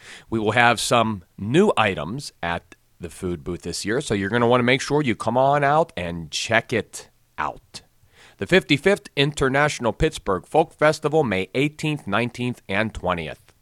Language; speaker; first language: English; native; English